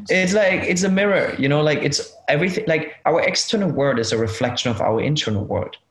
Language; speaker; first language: English; non-native, fluent; German